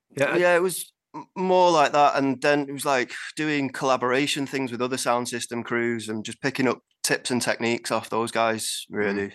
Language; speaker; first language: English; native; English